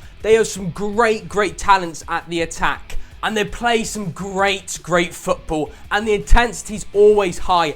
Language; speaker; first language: English; native; English